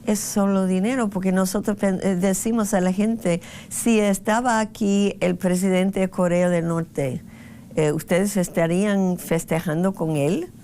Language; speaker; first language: Spanish; non-native, fluent; English